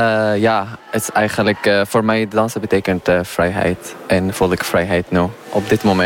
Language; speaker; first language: Dutch; non-native, learner; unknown